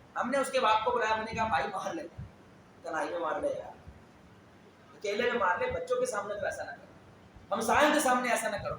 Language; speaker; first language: Urdu; non-native, local second language; Punjabi